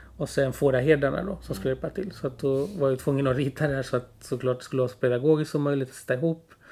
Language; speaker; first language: Swedish; early bilingual, other home language; Spanish